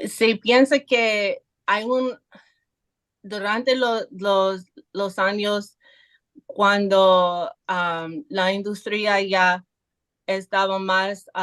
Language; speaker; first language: Spanish; non-native, learner; English